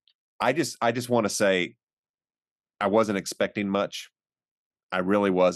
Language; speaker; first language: English; native; English